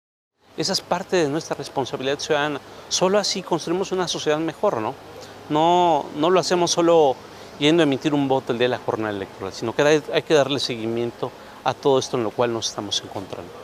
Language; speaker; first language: Spanish; native; Spanish